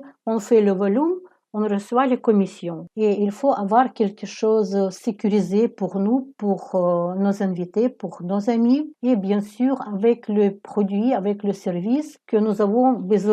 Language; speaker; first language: French; non-native, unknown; Ukrainian